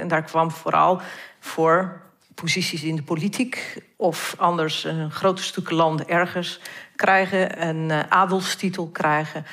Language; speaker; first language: Dutch; non-native, fluent; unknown